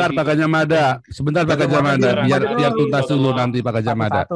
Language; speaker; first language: Indonesian; native; Indonesian